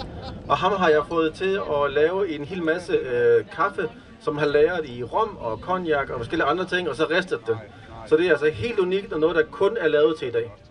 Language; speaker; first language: Danish; native; Danish